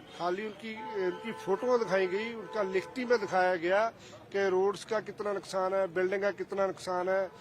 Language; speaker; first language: Urdu; non-native, local second language; Punjabi